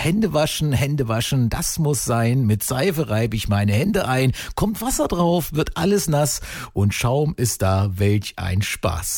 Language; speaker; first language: German; native; German